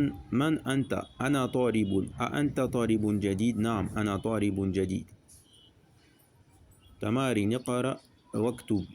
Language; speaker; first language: Arabic; non-native, fluent; French